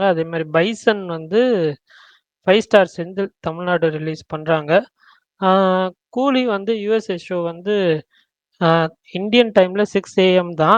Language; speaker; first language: Tamil; native; Tamil